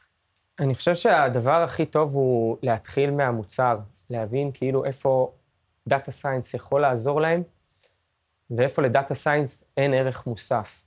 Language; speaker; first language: Hebrew; native; Hebrew